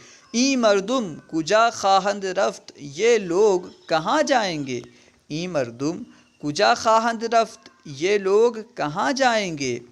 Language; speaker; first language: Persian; non-native, learner; Urdu